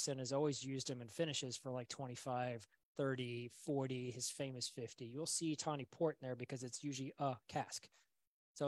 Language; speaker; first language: English; native; English